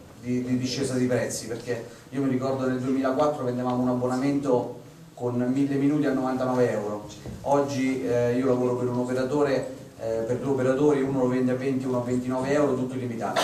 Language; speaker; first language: Italian; native; Italian